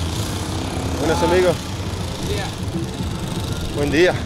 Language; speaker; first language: Spanish; non-native, learner; English